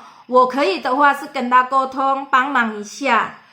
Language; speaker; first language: Chinese; non-native, fluent; Indonesian